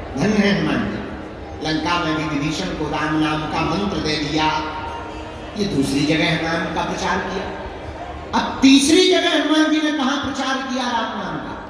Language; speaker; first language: Hindi; native; Hindi